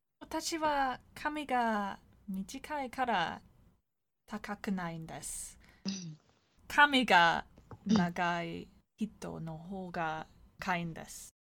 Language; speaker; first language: Japanese; non-native, learner; English